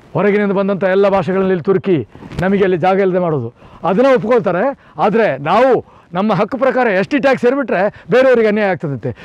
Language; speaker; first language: Kannada; non-native, local second language; Kodava